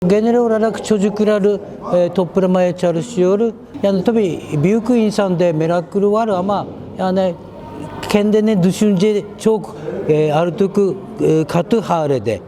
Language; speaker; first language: Turkish; non-native, learner; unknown